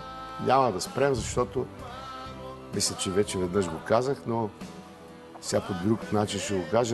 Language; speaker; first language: Bulgarian; native; Bulgarian